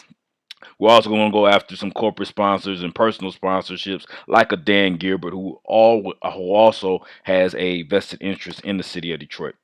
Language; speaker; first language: English; native; English